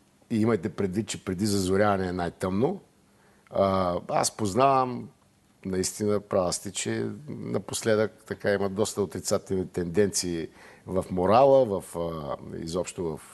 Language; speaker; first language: Bulgarian; native; Bulgarian